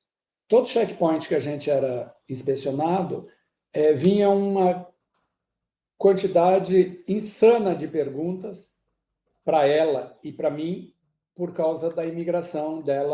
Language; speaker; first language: Portuguese; early bilingual, other home language; Guarani